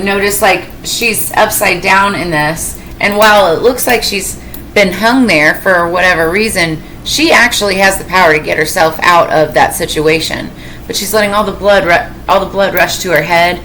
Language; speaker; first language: English; native; English